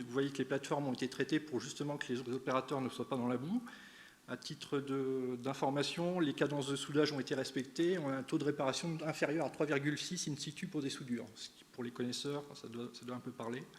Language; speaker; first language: French; native; French